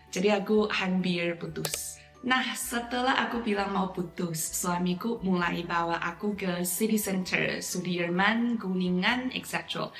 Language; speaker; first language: Indonesian; non-native, fluent; Chinese